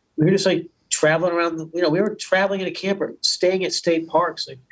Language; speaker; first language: English; native; English